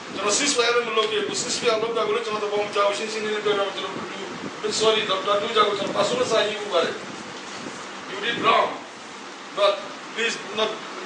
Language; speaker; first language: Burmese; non-native, local second language; Kachin